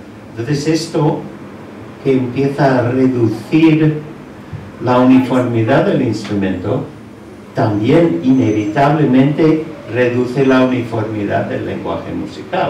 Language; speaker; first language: Spanish; non-native, fluent; English